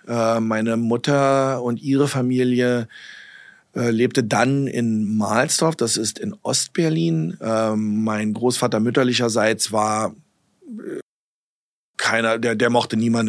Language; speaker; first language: German; early bilingual, heritage; German